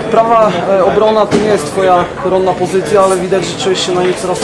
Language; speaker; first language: Polish; native; Polish